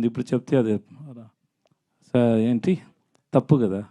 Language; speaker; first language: Telugu; non-native, learner; Tamil